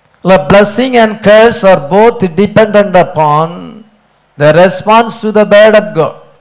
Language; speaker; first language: English; non-native, local second language; Tamil